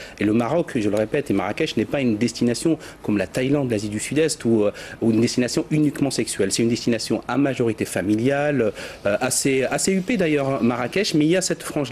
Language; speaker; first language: French; native; French